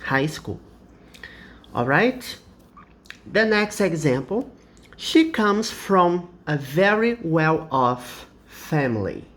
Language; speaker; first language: English; non-native, fluent; Portuguese